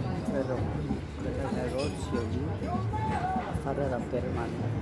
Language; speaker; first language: Italian; non-native, learner; Filipino